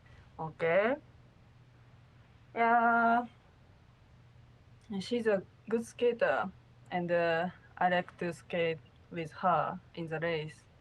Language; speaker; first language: English; non-native, learner; Japanese